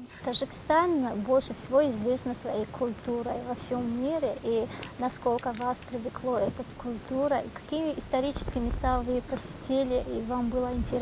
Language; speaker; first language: Russian; non-native, local second language; Tajik